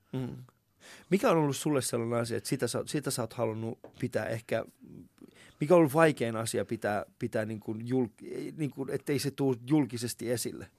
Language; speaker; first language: Finnish; non-native, fluent; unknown